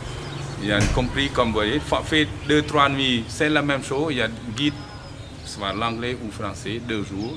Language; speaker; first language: French; non-native, learner; Khmer